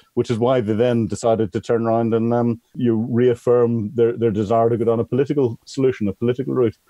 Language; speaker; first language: English; native; English